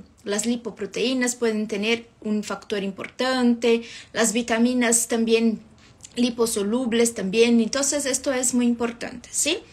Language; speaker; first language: Spanish; non-native, fluent; Portuguese